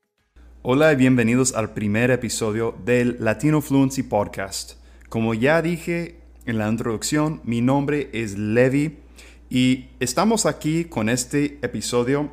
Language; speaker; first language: Spanish; non-native, fluent; English